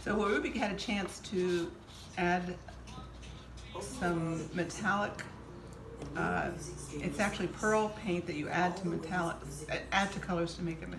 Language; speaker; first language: English; native; English